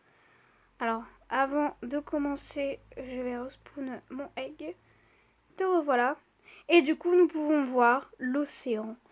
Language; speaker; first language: French; native; French